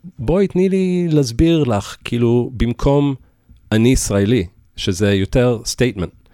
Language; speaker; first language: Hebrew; early bilingual, heritage; English